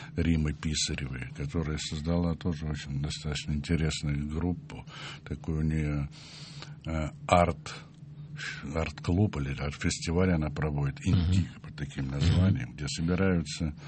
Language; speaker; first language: Russian; native; Russian